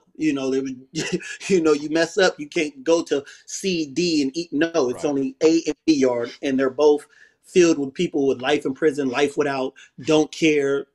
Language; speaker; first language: English; native; English